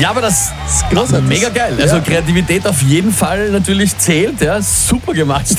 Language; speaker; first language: German; native; German